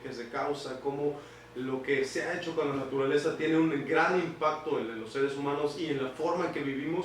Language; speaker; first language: Spanish; native; Spanish